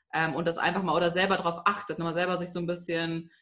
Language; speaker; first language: German; early bilingual, heritage; German